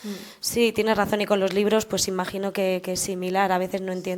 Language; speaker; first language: Spanish; native; Spanish